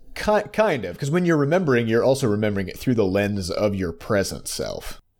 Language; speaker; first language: English; native; English